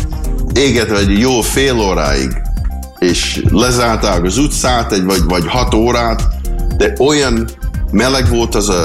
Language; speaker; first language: Hungarian; early bilingual, heritage; Hungarian